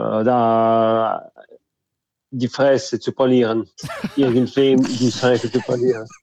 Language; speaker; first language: German; non-native, fluent; Russian